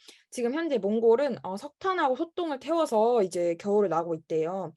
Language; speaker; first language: Korean; native; Korean